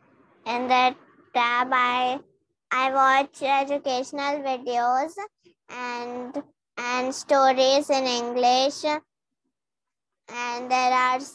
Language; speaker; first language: English; non-native, learner; Hindi